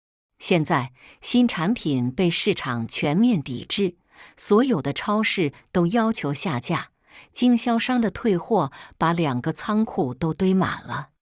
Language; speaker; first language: Chinese; native; Chinese